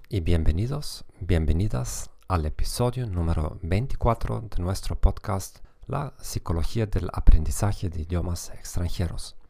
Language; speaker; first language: Spanish; non-native, fluent; German